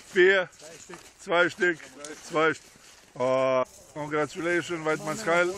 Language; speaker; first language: German; non-native, learner; Croatian